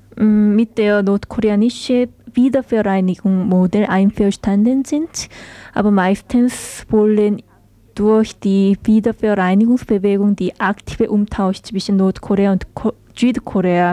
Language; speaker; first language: German; non-native, learner; Korean